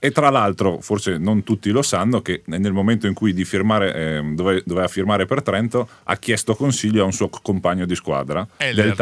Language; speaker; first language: Italian; native; Italian